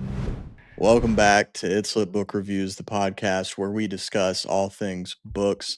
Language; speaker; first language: English; native; English